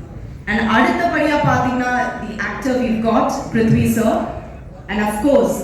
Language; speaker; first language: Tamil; native; Tamil